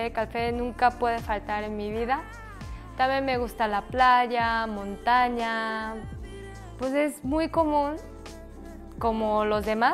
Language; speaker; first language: Spanish; early bilingual, other home language; Korean